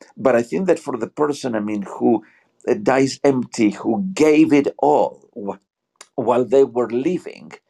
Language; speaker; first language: English; non-native, fluent; Spanish